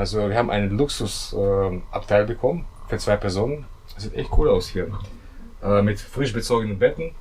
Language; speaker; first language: German; non-native, fluent; Russian